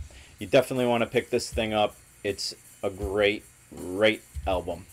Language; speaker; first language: English; native; English